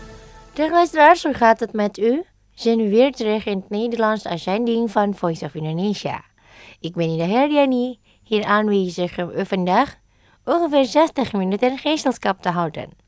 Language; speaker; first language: Dutch; non-native, learner; Indonesian